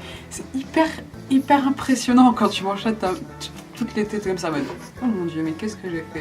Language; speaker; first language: French; native; French